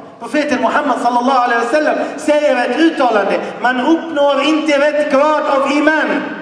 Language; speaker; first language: Swedish; non-native, fluent; Arabic